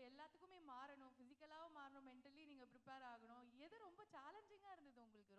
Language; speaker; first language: Tamil; native; Tamil